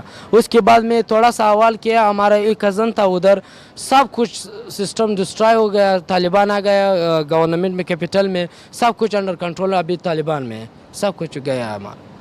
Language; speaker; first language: Hindi; non-native, learner; Pashto